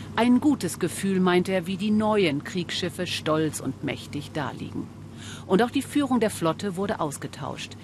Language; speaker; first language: German; native; German